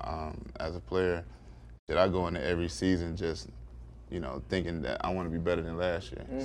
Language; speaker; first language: English; native; English